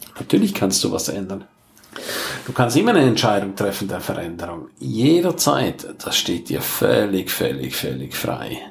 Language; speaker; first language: German; non-native, local second language; Romansh